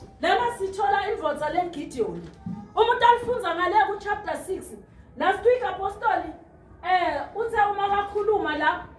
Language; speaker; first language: Zulu; non-native, local second language; Swati